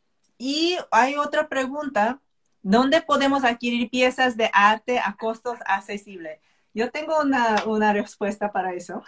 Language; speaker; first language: Spanish; non-native, fluent; Korean